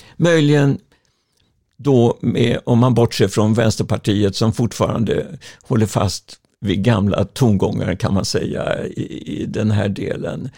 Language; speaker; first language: Swedish; native; Swedish